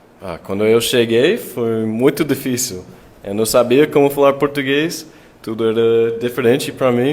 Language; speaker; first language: Portuguese; non-native, fluent; English